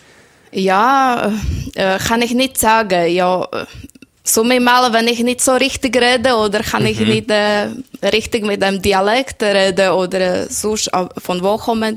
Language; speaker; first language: German; non-native, learner; Slovak